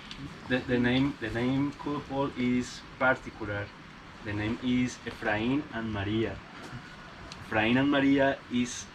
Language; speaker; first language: English; non-native, learner; Spanish